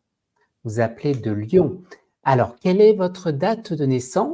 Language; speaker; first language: French; native; French